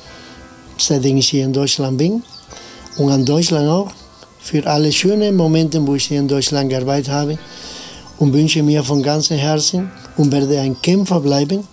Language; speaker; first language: German; non-native, learner; Spanish